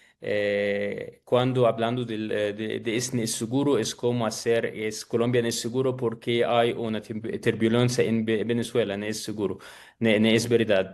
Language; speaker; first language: Spanish; non-native, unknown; Arabic